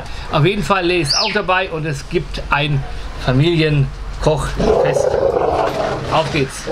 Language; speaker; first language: German; native; German